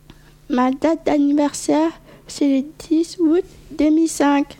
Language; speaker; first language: French; early bilingual, other home language; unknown